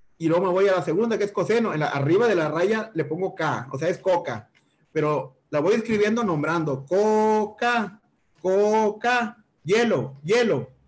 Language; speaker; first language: Spanish; native; Spanish